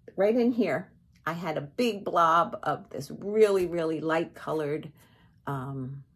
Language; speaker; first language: English; native; English